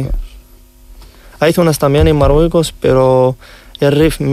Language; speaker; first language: Spanish; non-native, learner; Riffian